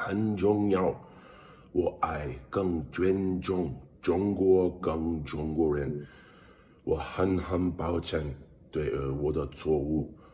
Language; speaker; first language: Chinese; non-native, learner; English